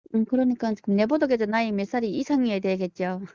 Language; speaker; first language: Korean; early bilingual, heritage; Korean